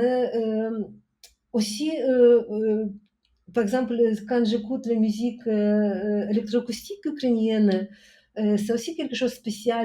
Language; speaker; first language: French; non-native, fluent; Ukrainian